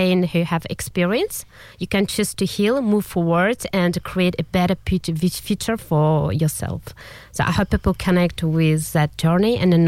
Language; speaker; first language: English; non-native, learner; Kazakh